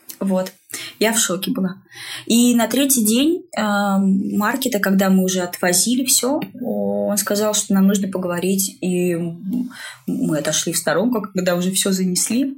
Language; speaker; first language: Russian; native; Russian